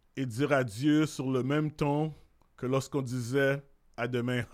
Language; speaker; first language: French; non-native, local second language; English